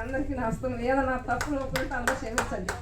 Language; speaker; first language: Telugu; native; Telugu